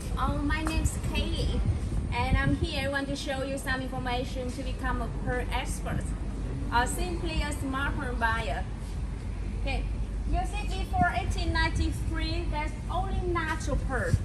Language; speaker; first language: English; non-native, fluent; Vietnamese